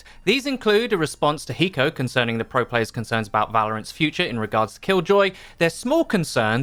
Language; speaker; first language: English; native; English